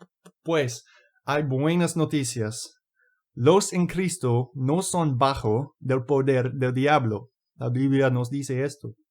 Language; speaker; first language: Spanish; non-native, fluent; English